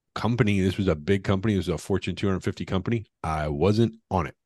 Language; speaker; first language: English; native; English